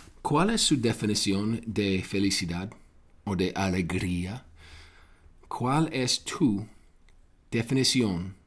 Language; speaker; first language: Spanish; non-native, fluent; English